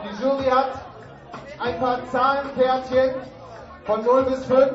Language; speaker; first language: German; native; German